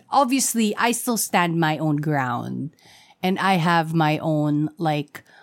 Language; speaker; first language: English; non-native, local second language; Filipino